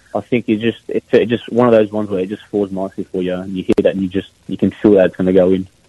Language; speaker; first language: English; early bilingual, other home language; Greek